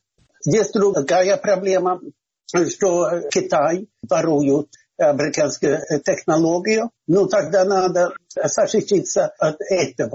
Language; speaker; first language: Russian; non-native, fluent; Swedish